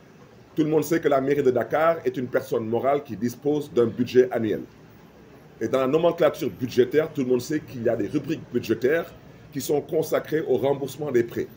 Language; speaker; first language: French; non-native, local second language; Wolof